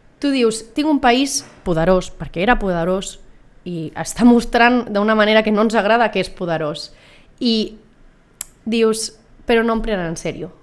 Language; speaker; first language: Catalan; native; Catalan